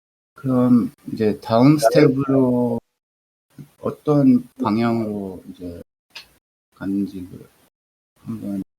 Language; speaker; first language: Korean; early bilingual, heritage; Korean